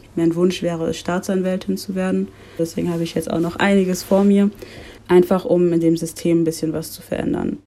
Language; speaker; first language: German; early bilingual, other home language; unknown